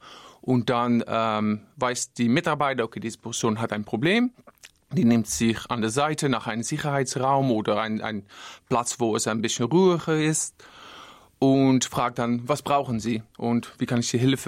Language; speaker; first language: German; non-native, learner; Dutch